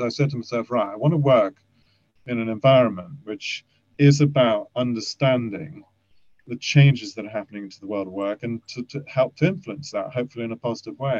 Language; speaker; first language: English; native; English